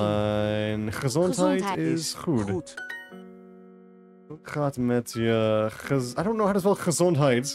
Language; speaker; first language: Dutch; non-native, learner; English